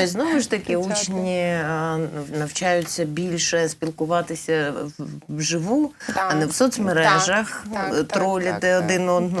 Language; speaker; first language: Ukrainian; native; Ukrainian